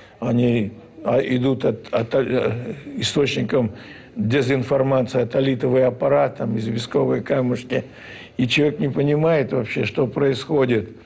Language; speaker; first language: Russian; native; Russian